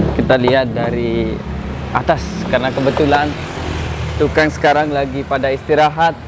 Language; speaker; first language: Indonesian; native; Indonesian